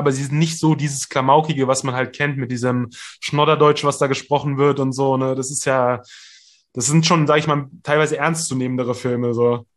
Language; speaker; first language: German; native; German